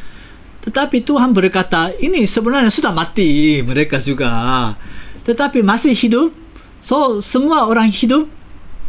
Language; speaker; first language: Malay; non-native, fluent; Korean